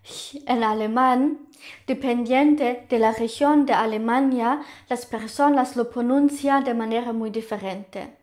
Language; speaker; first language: Spanish; non-native, fluent; German